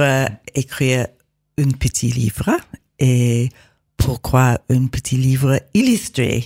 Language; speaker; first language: French; non-native, learner; English